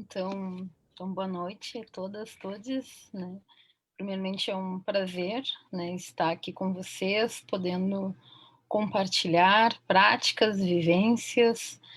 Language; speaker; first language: Portuguese; native; Portuguese